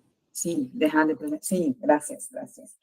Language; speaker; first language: Spanish; non-native, fluent; Portuguese